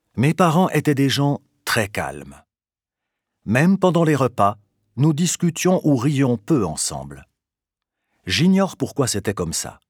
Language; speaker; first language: French; non-native, fluent; Albanian